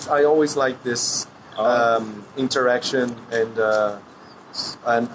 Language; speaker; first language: English; non-native, fluent; Portuguese